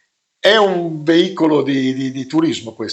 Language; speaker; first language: Italian; native; Italian